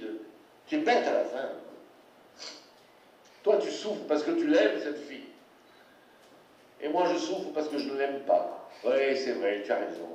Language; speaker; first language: French; native; French